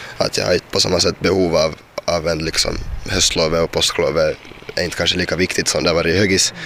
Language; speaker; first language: Swedish; native; Swedish